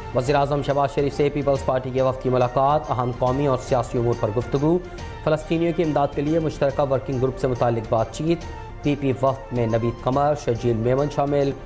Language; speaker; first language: Urdu; native; Urdu